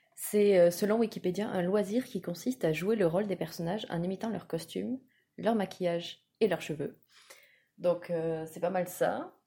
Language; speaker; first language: French; native; French